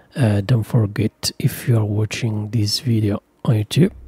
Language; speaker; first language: English; non-native, learner; Italian